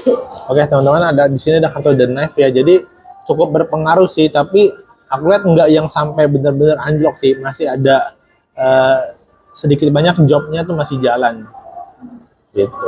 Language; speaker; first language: Indonesian; native; Indonesian